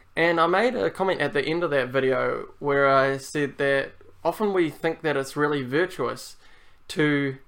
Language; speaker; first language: English; native; English